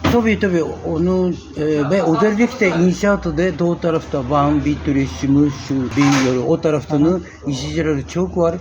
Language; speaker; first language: Turkish; non-native, learner; Japanese